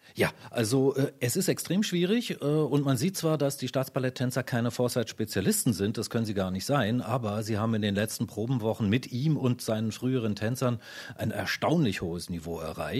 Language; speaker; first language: German; native; German